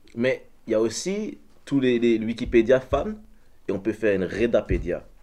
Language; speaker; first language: French; early bilingual, other home language; Dutch